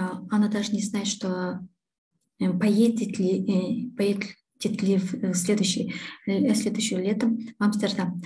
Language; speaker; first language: Russian; non-native, local second language; Kazakh